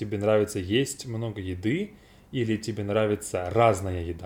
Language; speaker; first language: Russian; non-native, learner; English